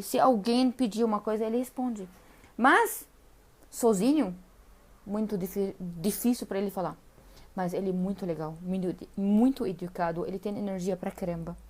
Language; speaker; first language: Portuguese; non-native, fluent; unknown